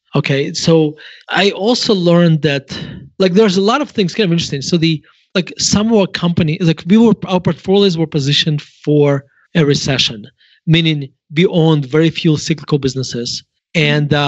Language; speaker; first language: English; non-native, fluent; Russian